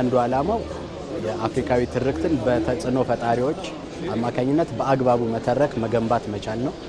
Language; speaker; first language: Amharic; native; Amharic